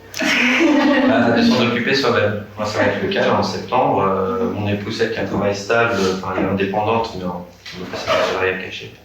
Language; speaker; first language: French; native; French